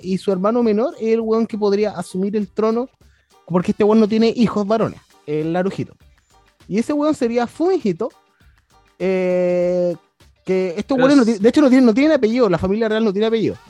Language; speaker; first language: Spanish; native; Spanish